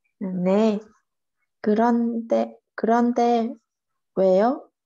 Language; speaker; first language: Korean; non-native, learner; Vietnamese